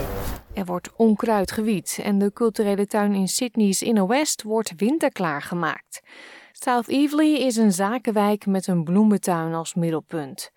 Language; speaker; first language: Dutch; native; Dutch